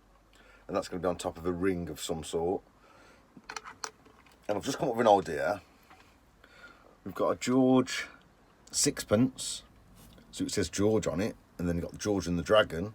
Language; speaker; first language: English; native; English